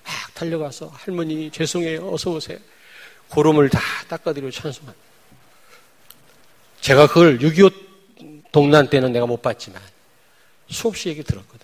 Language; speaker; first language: Korean; native; Korean